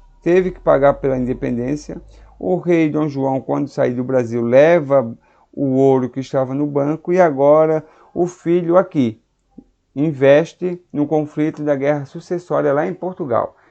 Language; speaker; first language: Portuguese; native; Portuguese